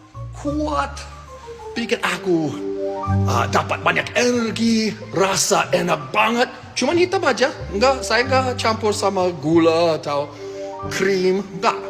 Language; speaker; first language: Indonesian; non-native, fluent; English